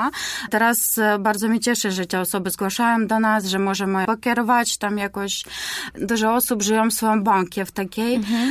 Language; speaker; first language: Polish; non-native, learner; Ukrainian